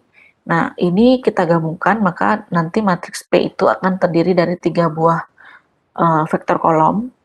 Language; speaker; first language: Indonesian; native; Indonesian